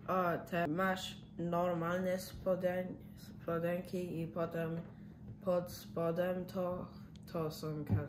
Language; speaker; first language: Polish; early bilingual, heritage; English